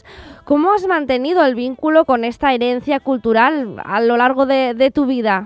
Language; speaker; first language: Spanish; early bilingual, heritage; English